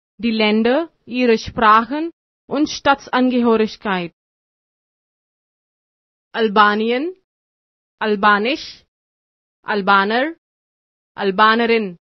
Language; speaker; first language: German; non-native, fluent; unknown